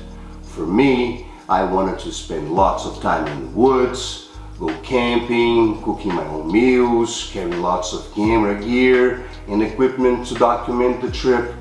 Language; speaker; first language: English; non-native, fluent; Portuguese